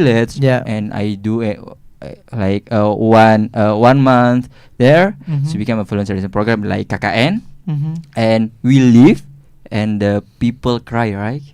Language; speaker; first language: English; non-native, learner; Indonesian